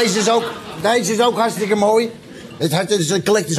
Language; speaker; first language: Dutch; native; Dutch